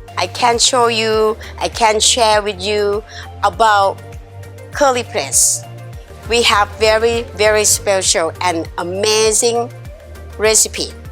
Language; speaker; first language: English; non-native, learner; Thai